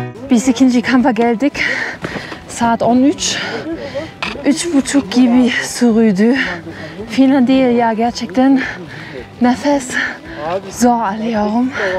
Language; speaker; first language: Turkish; non-native, learner; German